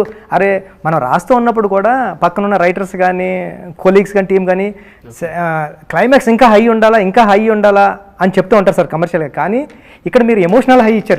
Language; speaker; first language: Telugu; native; Telugu